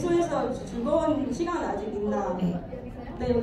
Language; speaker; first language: Korean; early bilingual, heritage; English